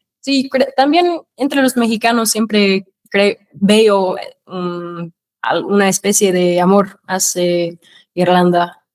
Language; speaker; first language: Spanish; non-native, fluent; English